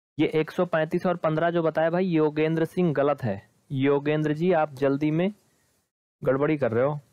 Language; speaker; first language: Hindi; native; Hindi